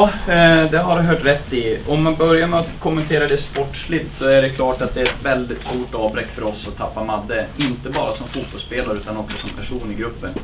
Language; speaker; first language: Swedish; native; Swedish